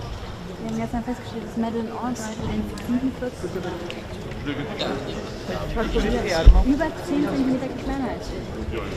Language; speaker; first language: German; native; German